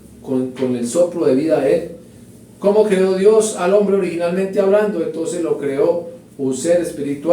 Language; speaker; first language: Spanish; native; Spanish